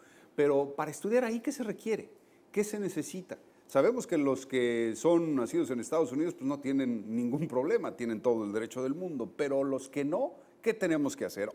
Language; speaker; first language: Spanish; native; Spanish